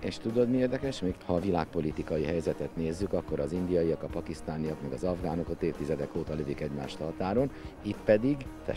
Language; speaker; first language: Hungarian; native; Hungarian